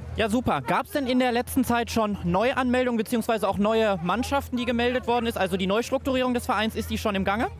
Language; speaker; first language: German; native; German